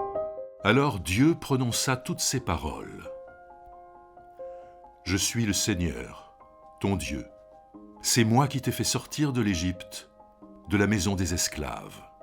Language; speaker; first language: French; native; French